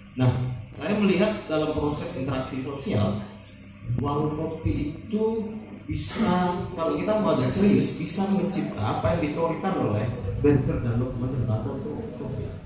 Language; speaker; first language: Indonesian; non-native, local second language; Madurese